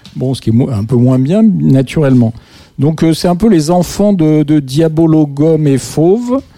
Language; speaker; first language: French; native; French